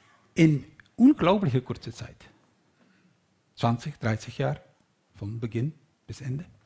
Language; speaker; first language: German; non-native, learner; Dutch